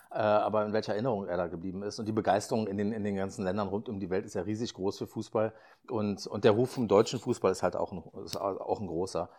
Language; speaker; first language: German; native; German